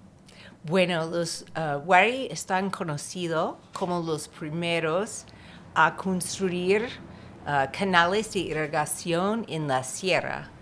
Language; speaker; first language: Spanish; non-native, fluent; English